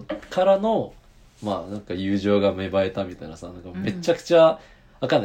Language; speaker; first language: Japanese; early bilingual, heritage; Japanese